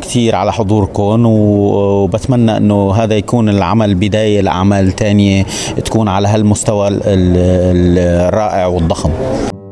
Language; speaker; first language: Arabic; native; Arabic